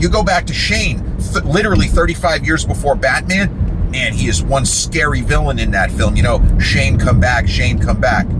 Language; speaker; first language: English; native; English